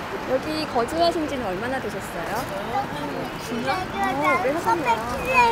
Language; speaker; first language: Korean; native; Korean